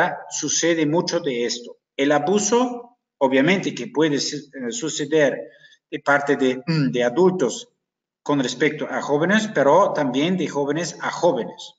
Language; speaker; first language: Spanish; non-native, fluent; German